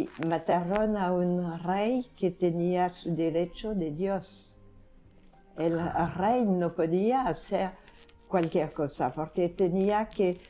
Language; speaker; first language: Spanish; non-native, fluent; French